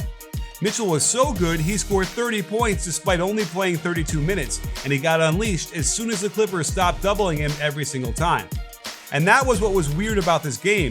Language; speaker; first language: English; native; English